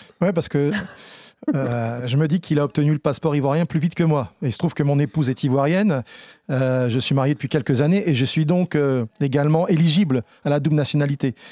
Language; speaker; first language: French; native; French